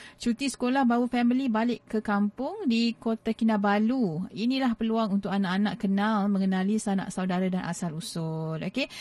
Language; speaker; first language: Malay; native; Malay